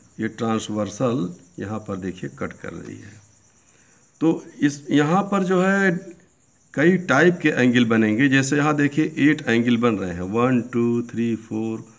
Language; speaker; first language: Hindi; native; Hindi